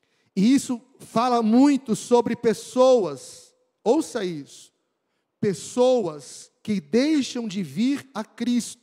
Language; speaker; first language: Portuguese; native; Portuguese